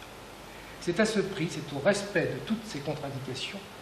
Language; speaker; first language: French; native; French